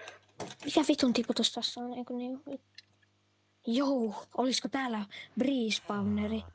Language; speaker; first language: Finnish; native; Finnish